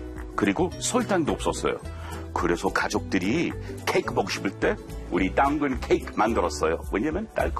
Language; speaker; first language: Korean; non-native, learner; English